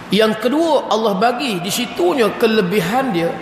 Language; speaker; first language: Malay; native; Malay